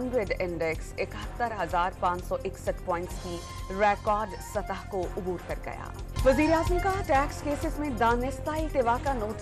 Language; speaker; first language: Urdu; native; Urdu